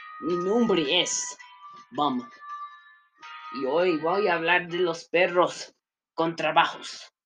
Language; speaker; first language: Spanish; non-native, learner; English